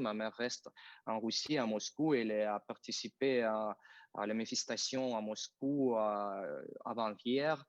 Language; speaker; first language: French; non-native, fluent; Russian